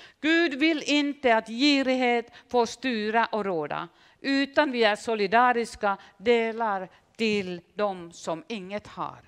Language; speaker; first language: Swedish; non-native, fluent; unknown